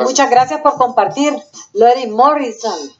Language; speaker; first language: Spanish; native; Spanish